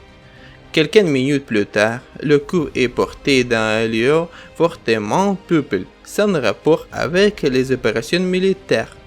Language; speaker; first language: French; non-native, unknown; Ukrainian